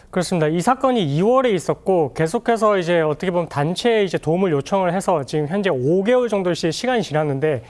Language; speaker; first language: Korean; native; Korean